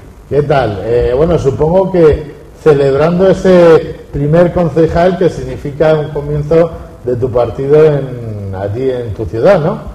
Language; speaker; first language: Spanish; native; Spanish